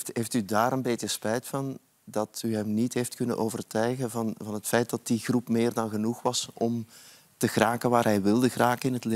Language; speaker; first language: Dutch; native; Dutch